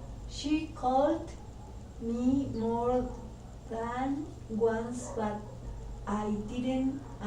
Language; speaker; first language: English; non-native, learner; Spanish